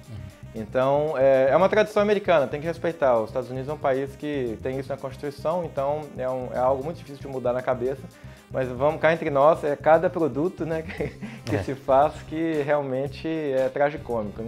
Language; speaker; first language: Portuguese; native; Portuguese